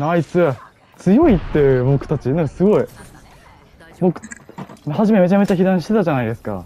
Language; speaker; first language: Japanese; native; Japanese